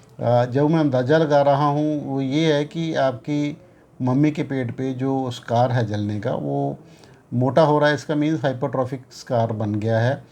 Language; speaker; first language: Hindi; non-native, local second language; Punjabi